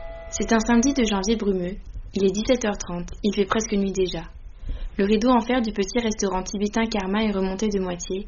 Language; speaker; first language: French; native; French